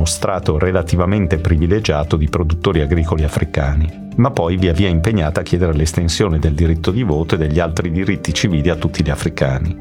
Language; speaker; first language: Italian; native; Italian